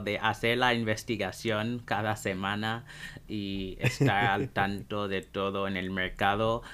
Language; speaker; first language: Spanish; non-native, fluent; English